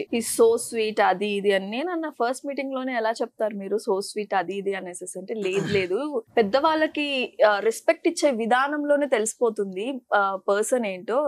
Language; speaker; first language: Telugu; native; Telugu